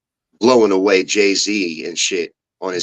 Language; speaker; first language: English; native; English